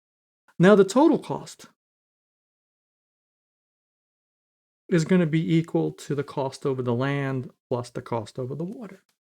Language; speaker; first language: English; native; English